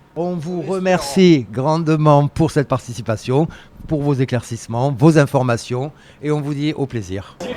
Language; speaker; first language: French; native; French